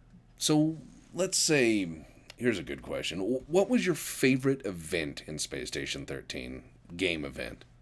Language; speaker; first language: English; native; English